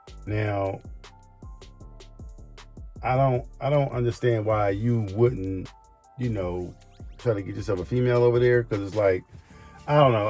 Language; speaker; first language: English; native; English